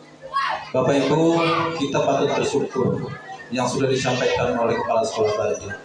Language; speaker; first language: Indonesian; non-native, local second language; Banjar